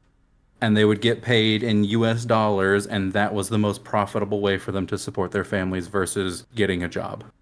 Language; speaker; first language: English; native; English